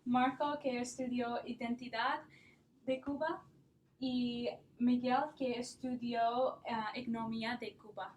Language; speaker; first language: Spanish; non-native, learner; English